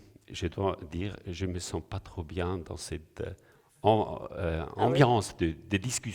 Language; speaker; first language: French; non-native, local second language; German